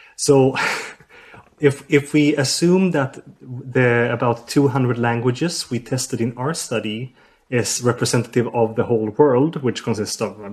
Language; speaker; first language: English; non-native, fluent; Swedish